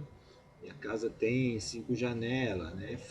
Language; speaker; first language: Portuguese; non-native, fluent; Italian